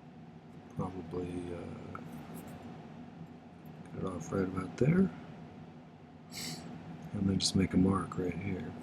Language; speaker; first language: English; native; English